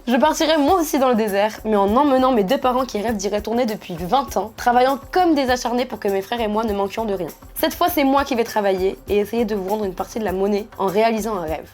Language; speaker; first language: French; native; French